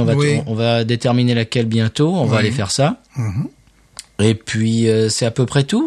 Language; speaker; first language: French; native; French